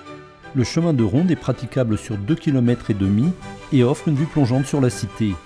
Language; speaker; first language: French; native; French